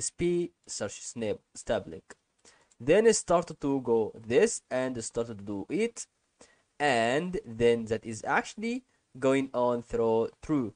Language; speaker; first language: English; non-native, learner; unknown